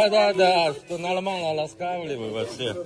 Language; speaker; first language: Russian; non-native, learner; Chinese